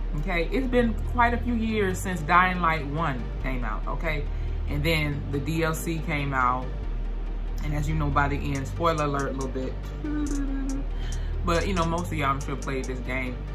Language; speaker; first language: English; native; English